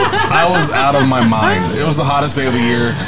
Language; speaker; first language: English; native; English